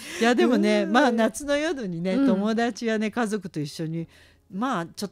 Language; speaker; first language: Japanese; native; Japanese